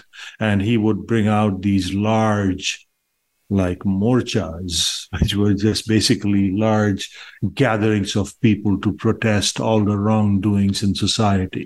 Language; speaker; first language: English; non-native, local second language; Bangla